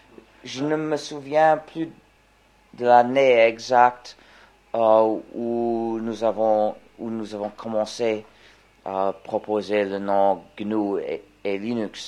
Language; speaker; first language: French; non-native, fluent; English